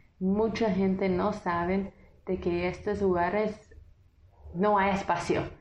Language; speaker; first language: Spanish; non-native, fluent; English